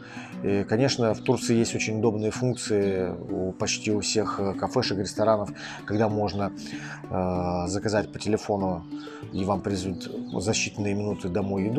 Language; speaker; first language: Russian; native; Russian